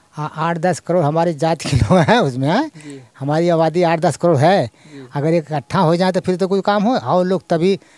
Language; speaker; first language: Hindi; native; Hindi